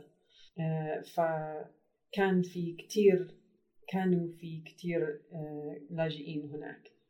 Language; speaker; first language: Arabic; non-native, learner; English